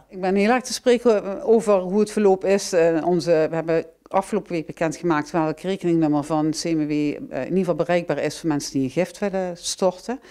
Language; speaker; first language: Dutch; native; Dutch